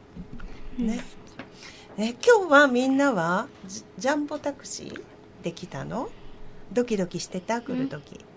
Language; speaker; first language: Japanese; native; Japanese